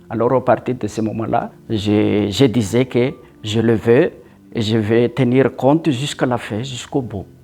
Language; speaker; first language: French; non-native, local second language; Malagasy